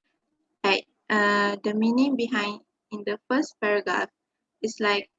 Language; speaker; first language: English; non-native, local second language; Malay